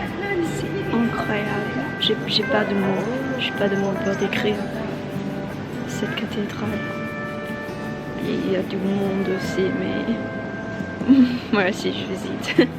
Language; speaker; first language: French; non-native, learner; English